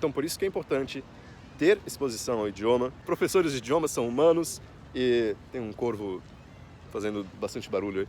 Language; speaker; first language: Portuguese; native; Portuguese